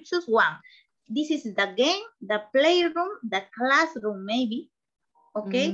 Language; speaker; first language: English; non-native, learner; Spanish